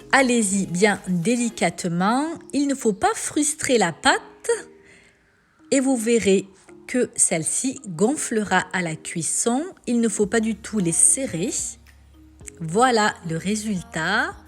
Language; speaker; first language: French; native; French